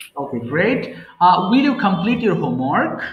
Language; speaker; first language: English; non-native, fluent; Bangla